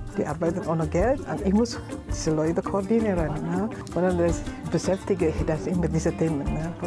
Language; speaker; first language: German; non-native, learner; Indonesian